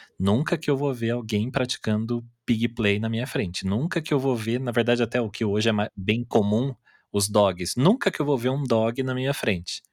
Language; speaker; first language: Portuguese; native; Portuguese